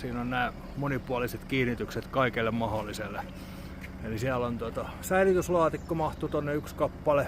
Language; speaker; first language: Finnish; native; Finnish